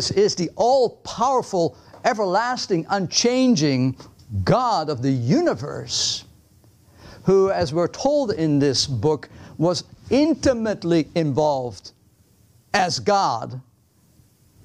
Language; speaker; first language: English; non-native, fluent; Dutch